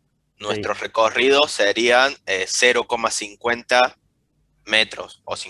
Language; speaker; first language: Spanish; native; Spanish